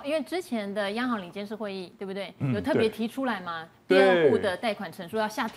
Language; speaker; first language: Chinese; native; Chinese